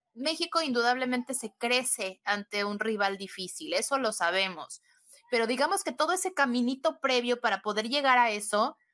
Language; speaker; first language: Spanish; native; Spanish